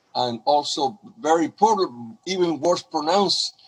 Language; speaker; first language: English; non-native, fluent; Spanish